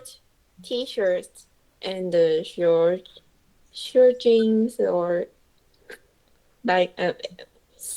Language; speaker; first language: English; non-native, learner; Chinese